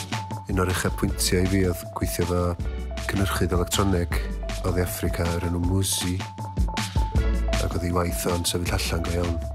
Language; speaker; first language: Welsh; native; Welsh